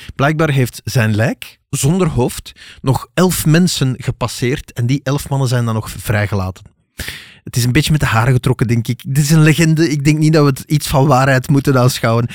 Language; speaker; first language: Dutch; native; Dutch